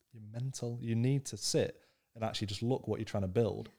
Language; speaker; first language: English; native; English